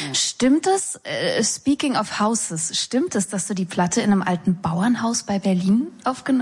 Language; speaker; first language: German; native; German